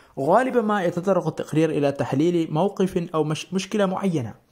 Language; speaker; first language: Arabic; non-native, fluent; Malayalam